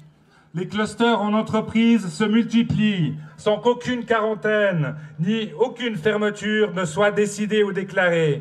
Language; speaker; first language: French; native; French